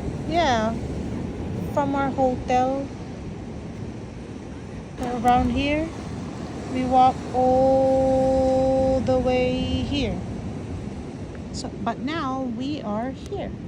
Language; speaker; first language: English; non-native, local second language; Filipino